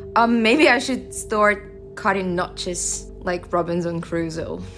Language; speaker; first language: English; non-native, fluent; Russian